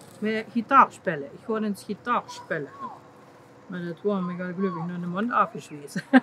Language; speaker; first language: Dutch; native; Dutch